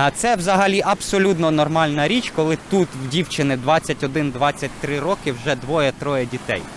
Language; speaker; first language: Ukrainian; native; Ukrainian